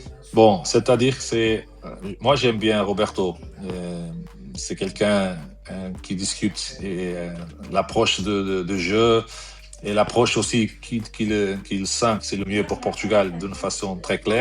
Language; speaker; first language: French; non-native, fluent; Portuguese